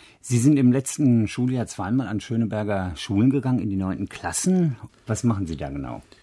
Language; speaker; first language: German; native; German